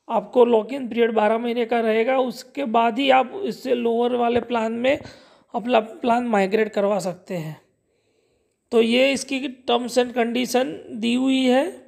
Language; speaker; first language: Hindi; non-native, local second language; Gujarati